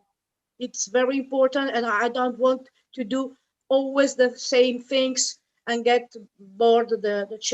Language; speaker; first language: English; non-native, fluent; Italian